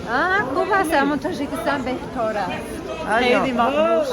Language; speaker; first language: Persian; non-native, learner; English